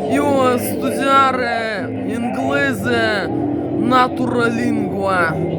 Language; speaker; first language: Italian; non-native, learner; Russian